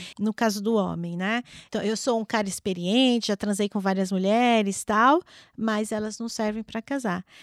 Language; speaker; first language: Portuguese; native; Portuguese